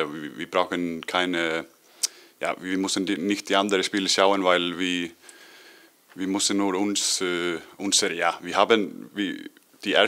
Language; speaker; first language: German; non-native, learner; Icelandic